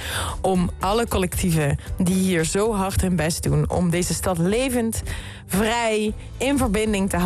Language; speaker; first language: Dutch; native; Dutch